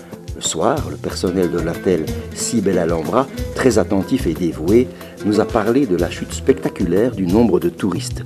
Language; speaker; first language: French; native; French